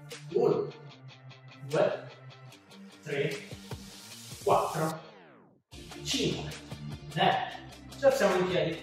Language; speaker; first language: Italian; native; Italian